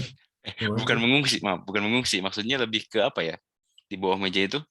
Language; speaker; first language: Indonesian; native; Indonesian